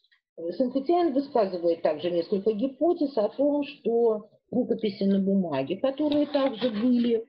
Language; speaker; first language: Russian; native; Russian